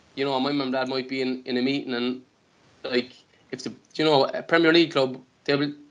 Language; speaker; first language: English; native; English